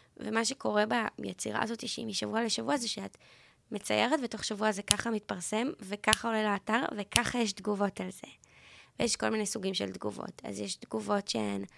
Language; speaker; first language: Hebrew; native; Hebrew